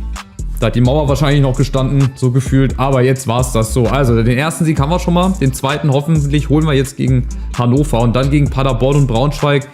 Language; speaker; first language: German; native; German